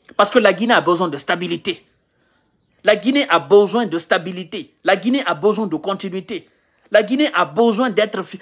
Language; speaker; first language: French; non-native, local second language; Mandingo